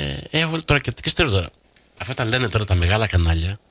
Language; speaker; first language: Greek; native; Greek